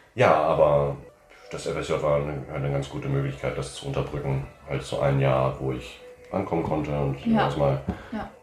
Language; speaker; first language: German; early bilingual, heritage; English